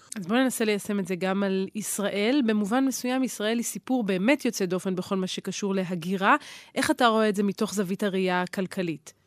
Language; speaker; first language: Hebrew; native; Hebrew